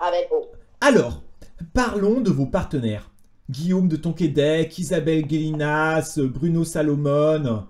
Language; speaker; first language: French; native; French